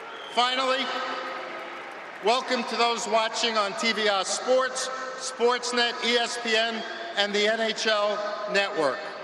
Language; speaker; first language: English; native; English